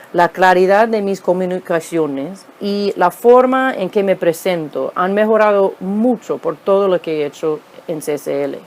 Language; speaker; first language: Spanish; non-native, fluent; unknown